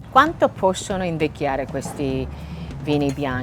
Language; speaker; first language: Italian; non-native, fluent; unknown